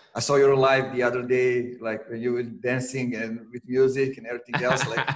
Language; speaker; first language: English; non-native, fluent; Serbian